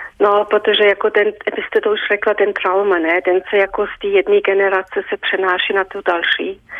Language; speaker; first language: Czech; early bilingual, heritage; Czech